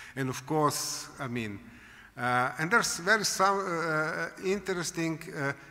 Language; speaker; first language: English; non-native, fluent; Slovenian